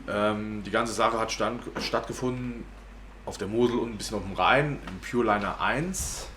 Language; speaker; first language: German; native; German